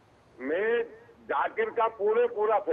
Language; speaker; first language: Hindi; non-native, local second language; Gujarati